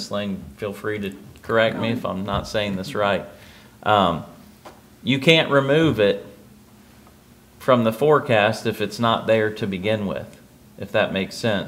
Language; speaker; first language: English; native; English